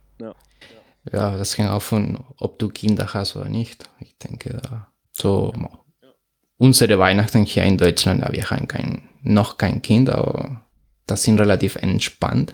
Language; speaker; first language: German; non-native, fluent; Spanish